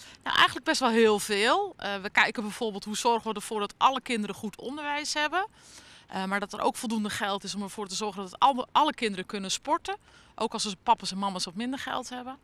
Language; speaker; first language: Dutch; native; Dutch